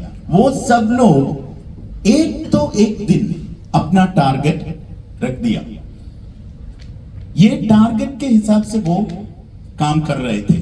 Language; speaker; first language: Hindi; non-native, learner; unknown